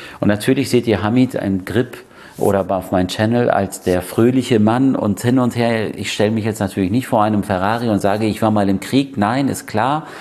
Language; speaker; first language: German; early bilingual, other home language; Persian